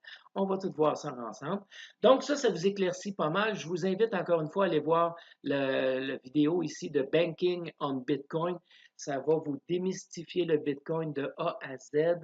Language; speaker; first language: French; native; French